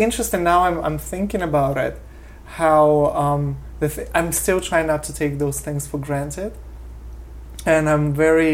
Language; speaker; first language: English; non-native, fluent; Russian